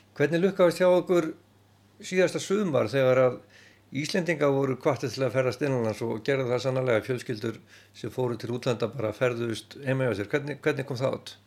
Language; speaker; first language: Icelandic; native; Icelandic